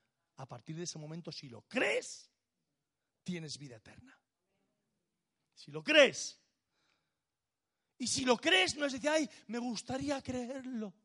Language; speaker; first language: Spanish; native; Spanish